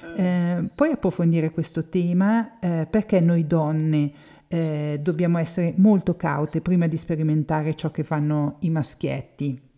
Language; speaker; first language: Italian; native; Italian